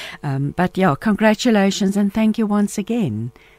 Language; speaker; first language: English; non-native, local second language; Afrikaans